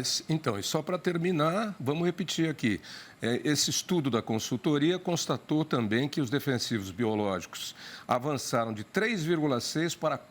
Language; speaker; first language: Portuguese; native; Portuguese